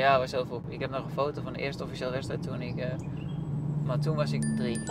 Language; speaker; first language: Dutch; non-native, fluent; Danish